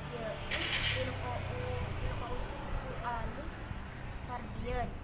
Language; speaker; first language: Arabic; non-native, learner; Indonesian